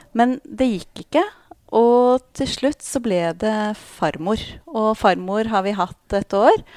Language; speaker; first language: Norwegian; native; Norwegian